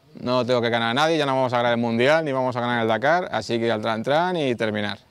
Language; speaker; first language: Spanish; native; Spanish